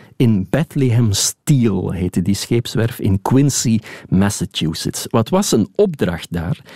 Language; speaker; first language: Dutch; native; Dutch